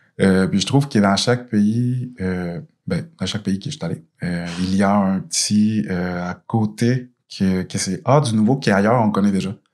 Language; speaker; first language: French; non-native, fluent; Spanish